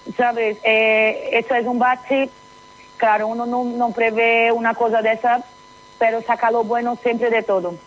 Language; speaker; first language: Spanish; non-native, fluent; Portuguese